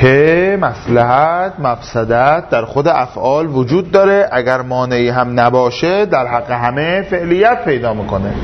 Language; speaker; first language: Persian; native; Persian